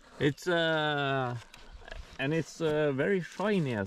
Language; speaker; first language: English; non-native, fluent; Norwegian